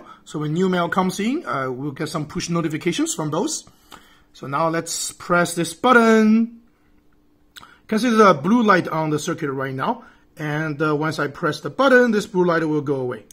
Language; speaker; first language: English; non-native, fluent; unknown